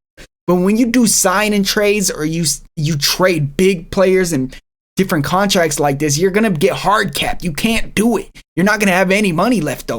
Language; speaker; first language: English; native; English